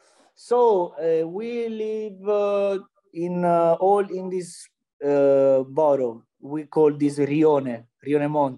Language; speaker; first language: English; non-native, learner; Italian